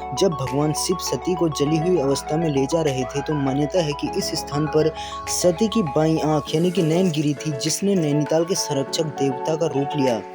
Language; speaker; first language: Hindi; native; Hindi